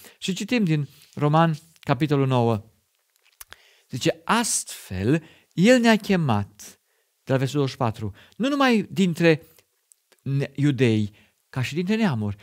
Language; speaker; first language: Romanian; non-native, fluent; German